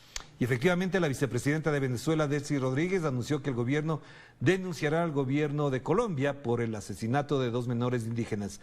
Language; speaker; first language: Spanish; native; Spanish